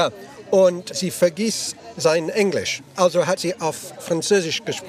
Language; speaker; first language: German; non-native, learner; English